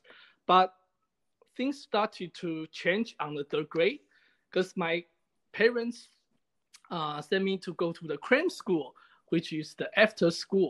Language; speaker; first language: English; non-native, fluent; Chinese